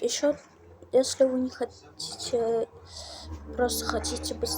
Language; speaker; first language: Russian; native; Russian